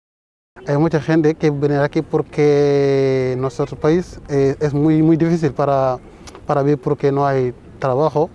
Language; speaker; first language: Spanish; non-native, fluent; Wolof